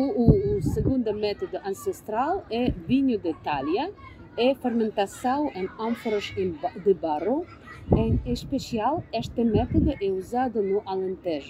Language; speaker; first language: Portuguese; non-native, learner; English